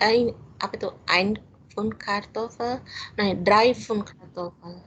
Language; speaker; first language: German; non-native, learner; Indonesian